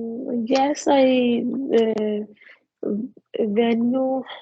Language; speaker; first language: English; non-native, learner; Punjabi